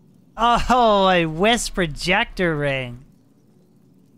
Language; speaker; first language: English; native; English